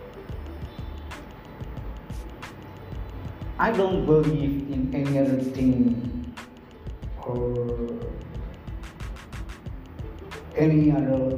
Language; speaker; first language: English; non-native, learner; Indonesian